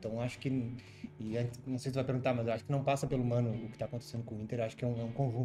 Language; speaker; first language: Portuguese; native; Portuguese